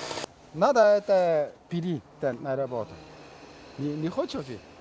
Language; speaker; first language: Russian; non-native, learner; Korean